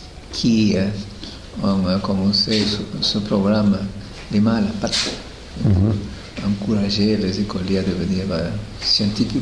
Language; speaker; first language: French; non-native, fluent; Spanish